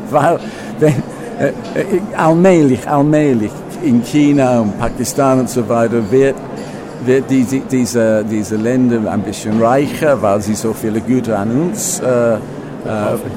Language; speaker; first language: German; non-native, fluent; English